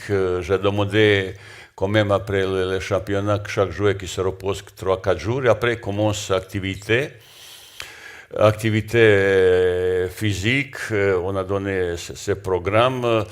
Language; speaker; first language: French; non-native, learner; Bosnian